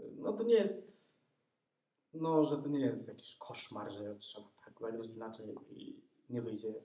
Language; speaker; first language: Polish; early bilingual, other home language; Vietnamese